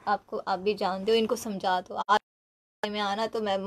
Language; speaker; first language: Hindi; non-native, local second language; Gujarati